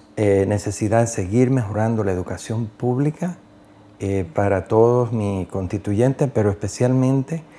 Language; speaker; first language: Spanish; native; Spanish